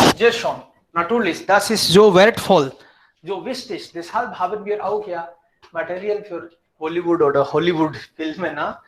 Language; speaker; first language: German; non-native, fluent; Hindi